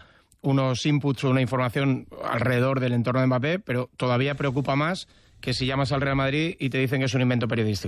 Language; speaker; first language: Spanish; native; Spanish